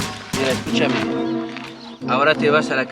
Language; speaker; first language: Spanish; non-native, learner; French